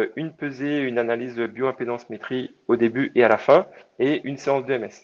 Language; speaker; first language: French; native; French